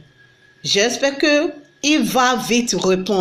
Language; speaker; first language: French; non-native, learner; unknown